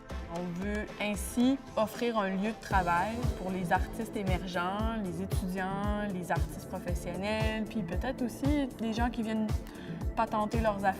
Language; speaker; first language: French; native; French